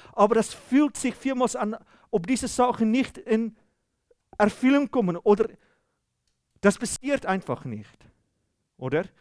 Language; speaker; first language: German; non-native, fluent; Afrikaans